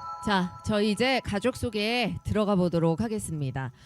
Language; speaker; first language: Korean; native; Korean